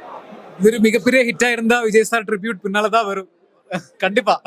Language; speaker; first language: Tamil; non-native, learner; Malayalam